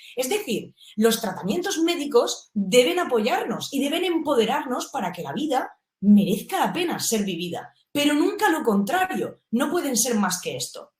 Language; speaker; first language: Spanish; native; Spanish